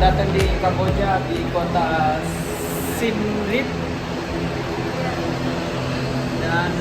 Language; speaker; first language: Indonesian; non-native, local second language; Sasak